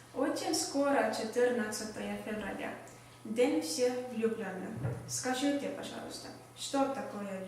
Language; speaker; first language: Russian; non-native, learner; Estonian